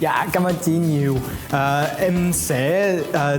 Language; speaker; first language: Vietnamese; non-native, learner; English